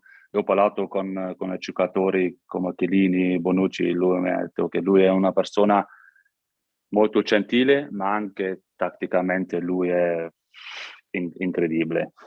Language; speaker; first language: Italian; non-native, learner; German